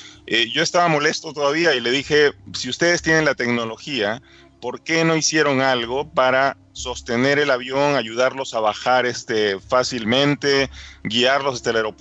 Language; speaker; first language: Spanish; native; Spanish